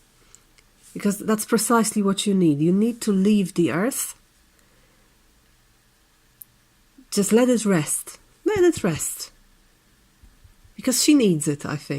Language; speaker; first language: English; non-native, fluent; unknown